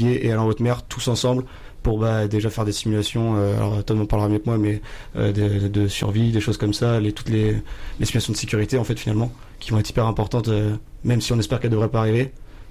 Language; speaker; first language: French; native; French